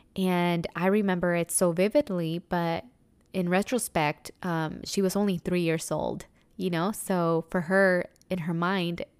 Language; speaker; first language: English; early bilingual, other home language; Spanish